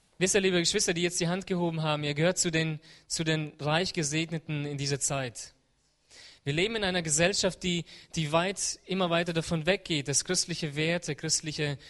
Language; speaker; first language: German; native; German